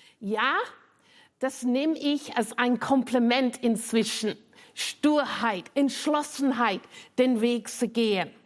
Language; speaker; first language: German; non-native, fluent; English